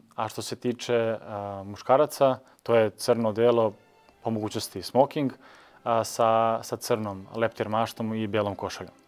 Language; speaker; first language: Bosnian; early bilingual, other home language; Serbian